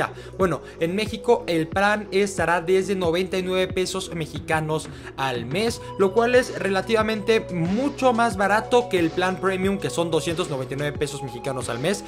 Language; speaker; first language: Spanish; native; Spanish